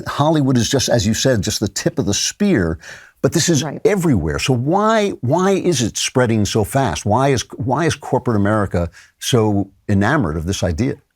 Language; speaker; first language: English; native; English